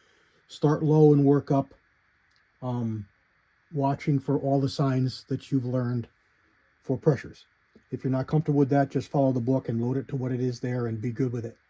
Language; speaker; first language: English; native; English